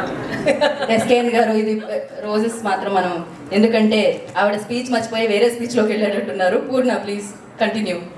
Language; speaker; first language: Telugu; native; Telugu